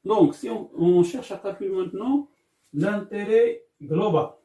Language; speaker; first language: French; non-native, local second language; Arabic